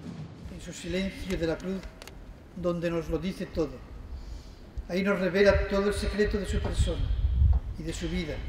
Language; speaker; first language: Spanish; native; Spanish